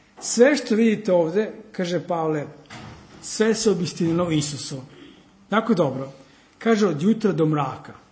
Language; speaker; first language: Serbian; early bilingual, heritage; Serbian